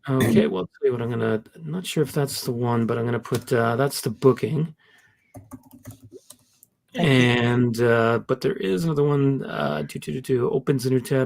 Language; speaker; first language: English; native; English